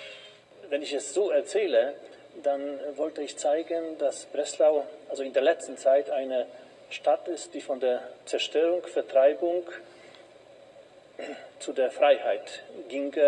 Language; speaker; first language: German; non-native, fluent; Polish